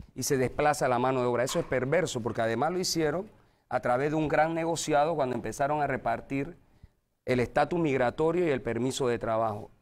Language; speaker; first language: Spanish; native; Spanish